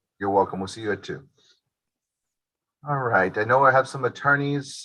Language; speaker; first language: English; native; English